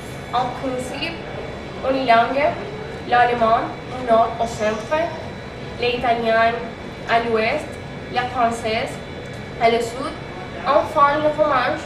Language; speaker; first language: French; non-native, learner; Spanish